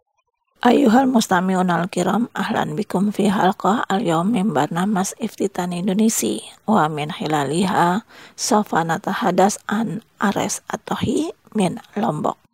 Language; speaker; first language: Arabic; non-native, fluent; Indonesian